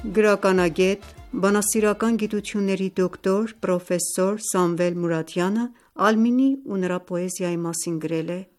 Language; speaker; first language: Armenian; early bilingual, heritage; Armenian